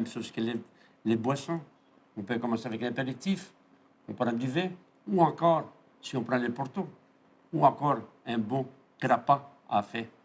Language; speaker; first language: French; non-native, fluent; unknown